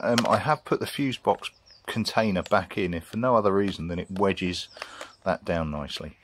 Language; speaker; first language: English; native; English